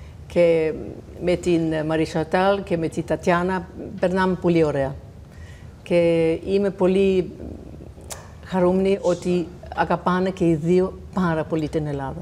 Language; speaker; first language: Greek; non-native, fluent; Danish